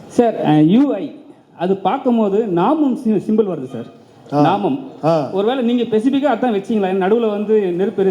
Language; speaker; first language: Tamil; native; Tamil